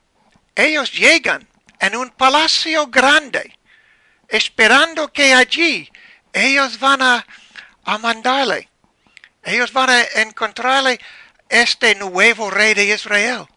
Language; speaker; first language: Spanish; non-native, learner; English